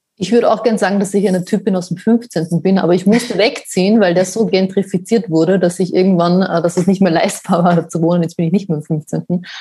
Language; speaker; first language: German; early bilingual, other home language; Bosnian